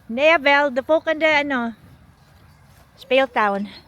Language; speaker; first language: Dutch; non-native, learner; Filipino